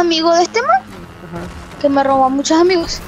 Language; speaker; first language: Spanish; native; Spanish